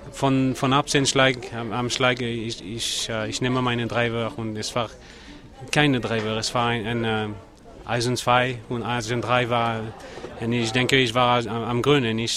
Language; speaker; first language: German; non-native, learner; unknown